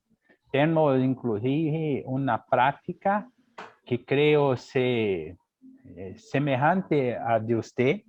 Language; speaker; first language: Spanish; non-native, learner; Portuguese